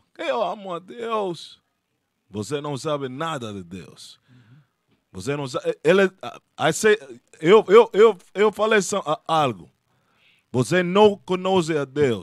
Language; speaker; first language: Portuguese; non-native, fluent; Spanish